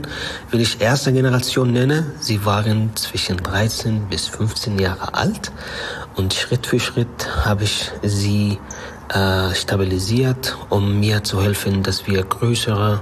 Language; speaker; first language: German; non-native, learner; Arabic